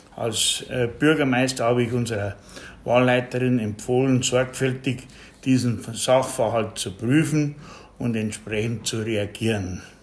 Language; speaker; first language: German; native; German